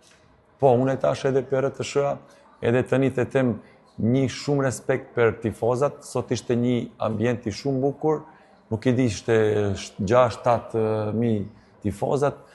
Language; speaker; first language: Albanian; non-native, learner; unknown